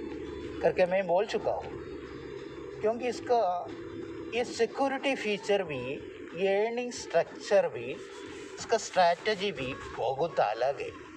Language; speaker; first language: Hindi; non-native, local second language; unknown